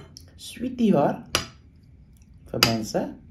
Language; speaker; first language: Dutch; non-native, local second language; Caribbean Hindustani